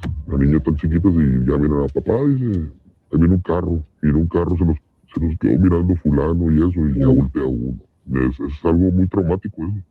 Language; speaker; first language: Spanish; native; Spanish